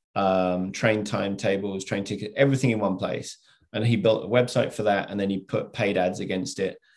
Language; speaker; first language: English; native; English